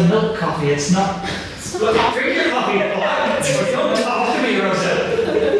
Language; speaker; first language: English; native; English